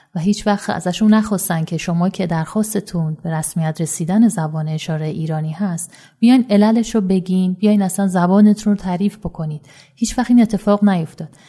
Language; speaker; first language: Persian; native; Persian